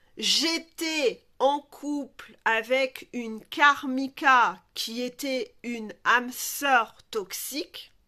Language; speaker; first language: French; native; French